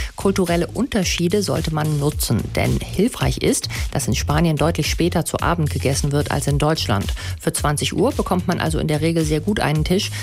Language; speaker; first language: German; native; German